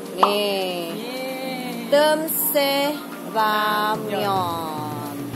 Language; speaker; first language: Indonesian; native; Indonesian